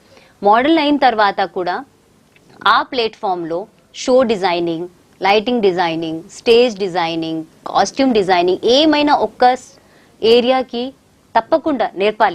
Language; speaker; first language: Telugu; non-native, local second language; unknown